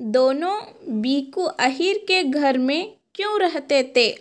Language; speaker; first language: Hindi; non-native, local second language; Kannada